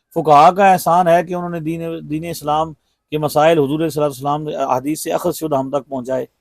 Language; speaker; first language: Urdu; non-native, local second language; Punjabi